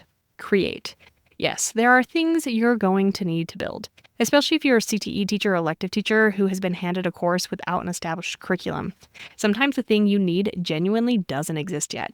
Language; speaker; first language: English; native; English